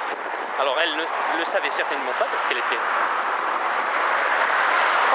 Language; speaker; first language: French; non-native, fluent; Russian